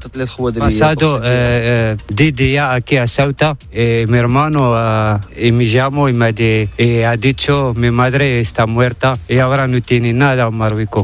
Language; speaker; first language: Spanish; non-native, learner; Arabic